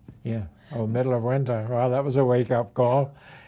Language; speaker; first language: English; native; English